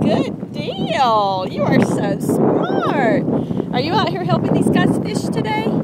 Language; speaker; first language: English; native; English